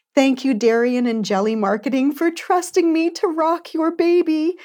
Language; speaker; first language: English; native; English